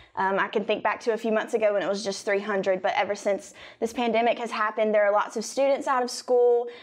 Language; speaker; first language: English; native; English